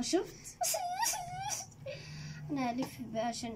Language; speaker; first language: Arabic; native; Arabic